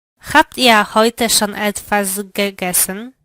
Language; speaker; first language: German; non-native, learner; Polish